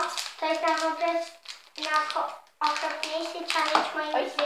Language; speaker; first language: Polish; early bilingual, heritage; Polish